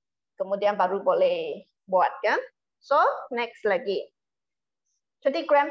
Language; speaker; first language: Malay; non-native, local second language; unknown